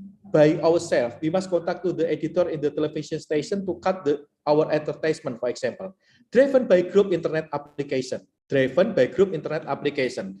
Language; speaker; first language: English; non-native, learner; Indonesian